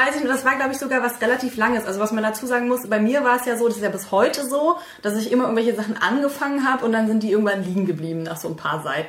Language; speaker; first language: German; native; German